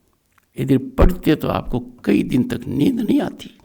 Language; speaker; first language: Hindi; native; Hindi